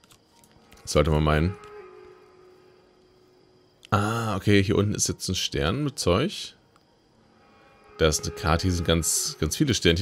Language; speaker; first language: German; native; German